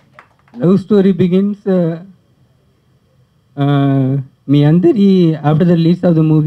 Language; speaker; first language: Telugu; early bilingual, heritage; Telugu